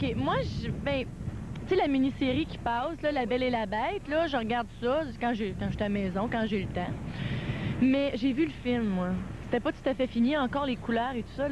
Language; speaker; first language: French; native; French